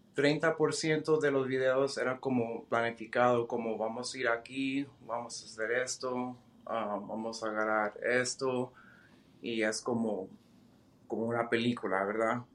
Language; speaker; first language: Spanish; early bilingual, heritage; Spanish